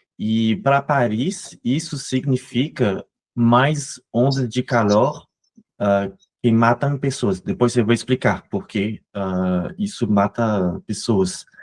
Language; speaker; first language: Portuguese; non-native, fluent; French